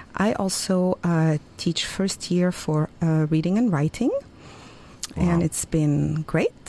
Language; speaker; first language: English; non-native, fluent; Arabic